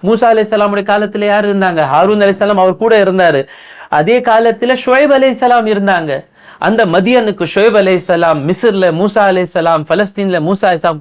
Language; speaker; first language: Tamil; non-native, local second language; Urdu